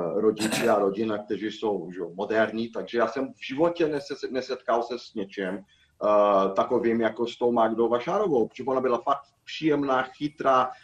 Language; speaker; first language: Czech; non-native, fluent; Portuguese